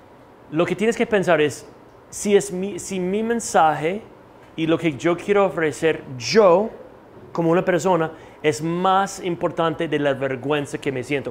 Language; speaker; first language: Spanish; non-native, fluent; English